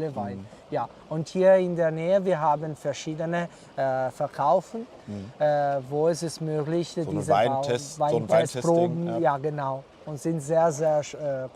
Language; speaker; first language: German; non-native, fluent; Italian